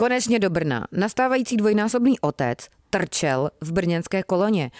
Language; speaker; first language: Czech; native; Czech